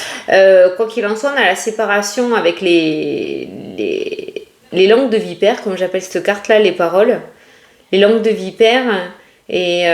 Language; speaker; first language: French; native; French